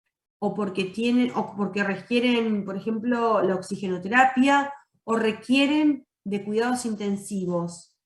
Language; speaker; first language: Spanish; native; Spanish